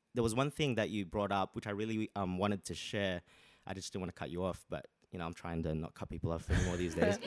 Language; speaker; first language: English; native; English